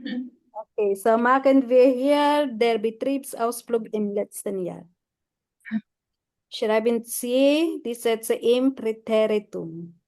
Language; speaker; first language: German; non-native, fluent; Filipino